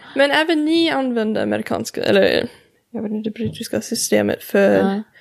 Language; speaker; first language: Swedish; non-native, fluent; English